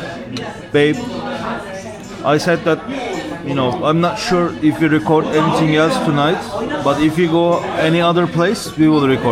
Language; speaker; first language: English; non-native, learner; Turkish